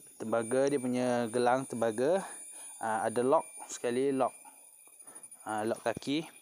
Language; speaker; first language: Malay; non-native, local second language; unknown